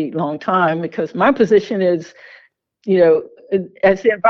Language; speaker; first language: English; native; English